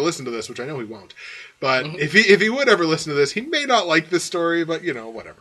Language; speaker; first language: English; native; English